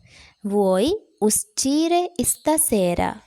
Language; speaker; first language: Italian; non-native, learner; Sinhala